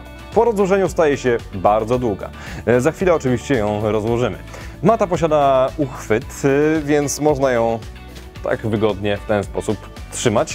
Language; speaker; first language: Polish; native; Polish